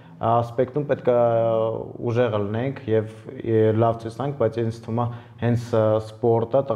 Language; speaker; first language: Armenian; early bilingual, heritage; Armenian